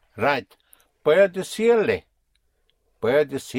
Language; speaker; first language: Spanish; non-native, fluent; English